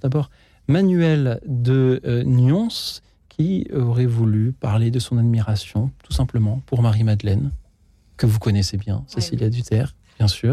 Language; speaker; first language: French; native; French